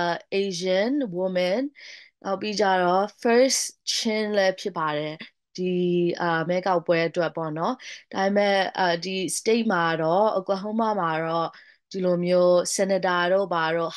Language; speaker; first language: Burmese; non-native, local second language; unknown